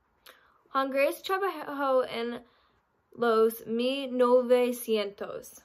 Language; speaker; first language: Spanish; non-native, learner; English